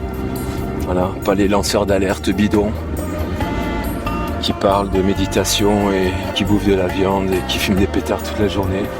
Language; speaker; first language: French; native; French